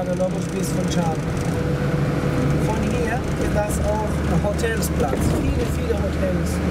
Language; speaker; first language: German; non-native, learner; Portuguese